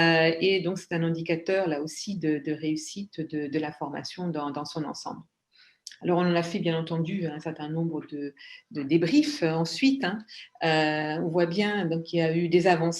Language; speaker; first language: French; native; French